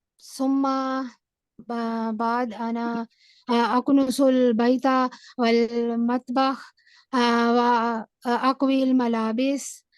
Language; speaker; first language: Arabic; non-native, learner; Urdu